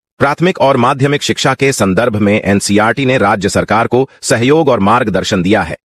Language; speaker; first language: Hindi; non-native, local second language; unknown